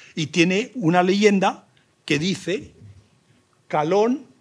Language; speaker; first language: Spanish; native; Spanish